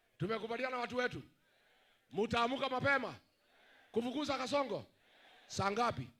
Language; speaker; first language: Swahili; non-native, local second language; Kikuyu